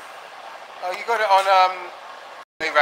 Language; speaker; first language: English; native; English